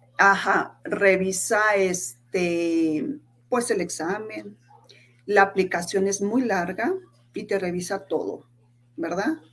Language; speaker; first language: Spanish; native; Spanish